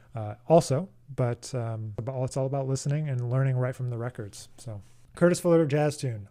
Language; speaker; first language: English; native; English